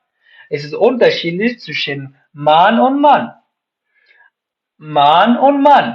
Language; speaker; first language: German; non-native, fluent; Pashto